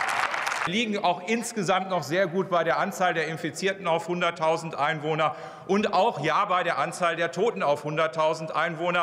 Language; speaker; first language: German; native; German